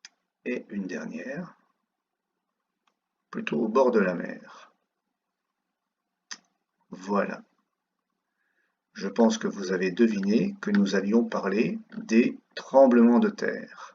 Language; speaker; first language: French; native; French